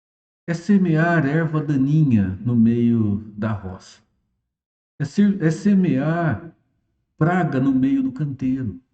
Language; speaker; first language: Portuguese; native; Portuguese